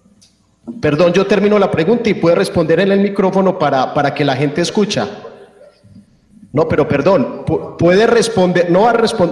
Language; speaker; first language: Spanish; native; Spanish